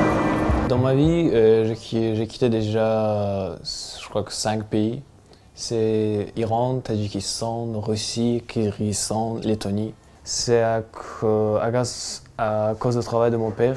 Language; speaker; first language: French; non-native, learner; Tajik